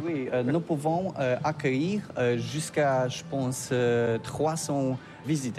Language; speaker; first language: French; non-native, learner; Polish